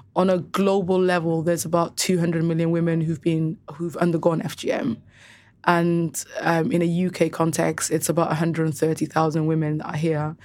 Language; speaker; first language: English; native; English